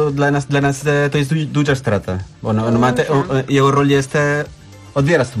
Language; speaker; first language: Polish; non-native, learner; Spanish